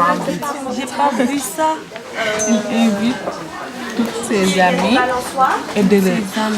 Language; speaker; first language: French; non-native, learner; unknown